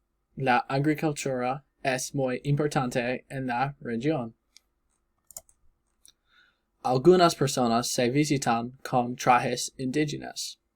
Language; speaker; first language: Spanish; non-native, learner; English